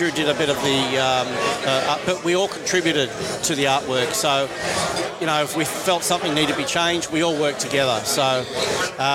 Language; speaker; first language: English; native; English